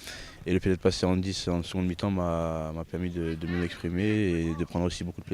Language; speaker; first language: French; native; French